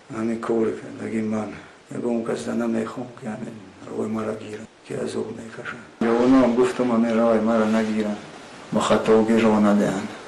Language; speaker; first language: Tajik; non-native, local second language; Shughni